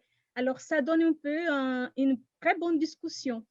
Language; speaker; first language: French; non-native, fluent; Portuguese